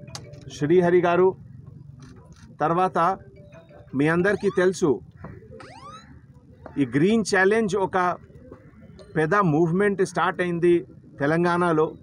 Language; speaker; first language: Telugu; non-native, fluent; Hindi